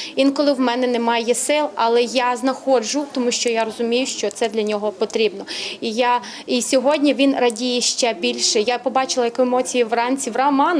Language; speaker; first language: Ukrainian; native; Ukrainian